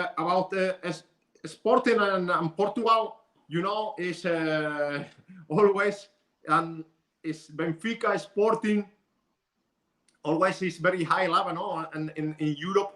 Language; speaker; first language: English; non-native, learner; Spanish